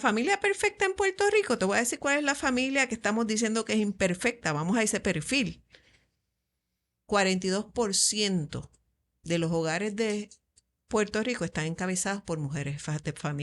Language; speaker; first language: Spanish; native; Spanish